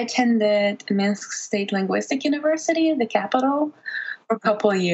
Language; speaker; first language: English; non-native, fluent; Russian